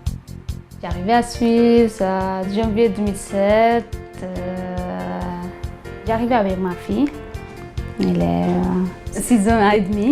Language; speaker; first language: French; non-native, learner; Tigrinya